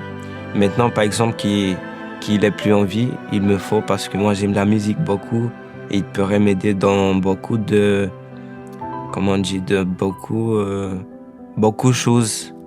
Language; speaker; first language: French; non-native, fluent; Albanian